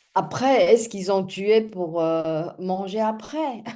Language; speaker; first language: French; non-native, fluent; Chinese